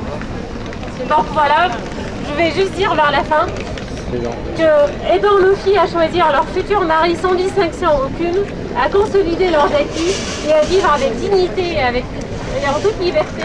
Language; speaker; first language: French; non-native, local second language; Arabic